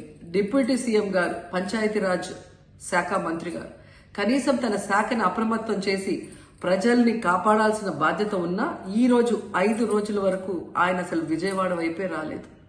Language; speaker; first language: Telugu; native; Telugu